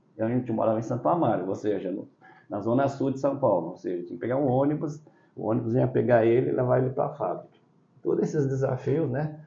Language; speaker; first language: Portuguese; early bilingual, other home language; Chinese